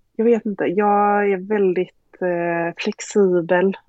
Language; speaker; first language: Swedish; native; Swedish